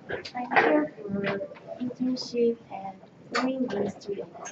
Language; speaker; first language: English; non-native, learner; Korean